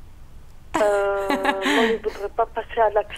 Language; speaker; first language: French; non-native, learner; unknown